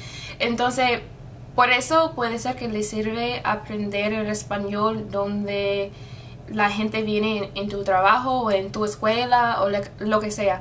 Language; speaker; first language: Spanish; non-native, fluent; English